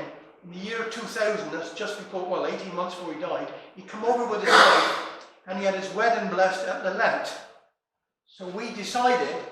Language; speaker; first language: English; native; English